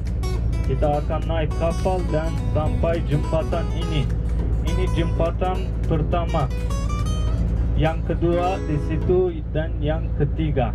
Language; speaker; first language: Indonesian; non-native, fluent; Turkish